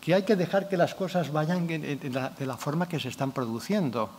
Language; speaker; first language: Spanish; non-native, local second language; Catalan